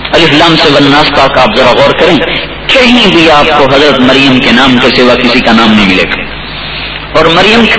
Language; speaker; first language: Urdu; non-native, local second language; Punjabi